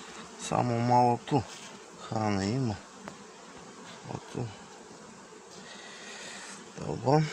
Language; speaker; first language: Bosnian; non-native, learner; Russian